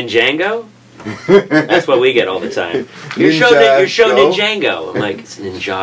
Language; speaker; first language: English; native; English